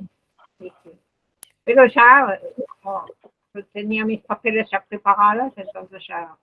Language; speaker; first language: Spanish; non-native, fluent; German